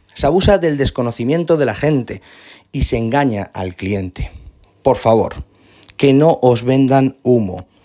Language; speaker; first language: Spanish; native; Spanish